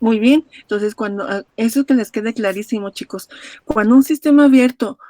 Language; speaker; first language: Spanish; native; Spanish